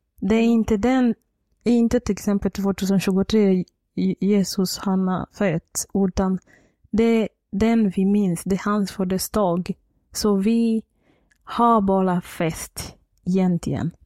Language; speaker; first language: Swedish; non-native, fluent; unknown